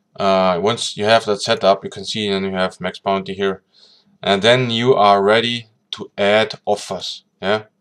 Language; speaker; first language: English; non-native, fluent; German